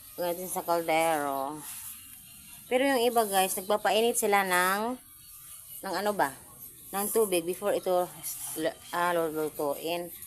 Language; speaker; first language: Filipino; non-native, local second language; Cebuano